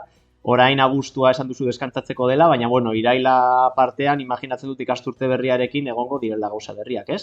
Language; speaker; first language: Basque; native; Basque